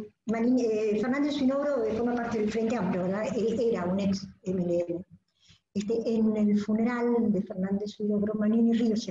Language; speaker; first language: Spanish; native; Spanish